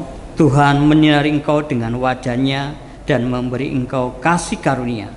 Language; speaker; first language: Indonesian; native; Indonesian